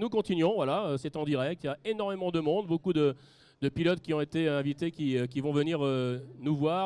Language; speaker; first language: French; native; French